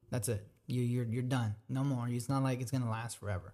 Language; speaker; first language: English; early bilingual, other home language; Spanish